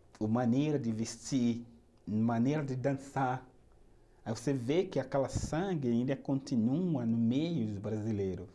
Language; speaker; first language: Portuguese; non-native, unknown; Yoruba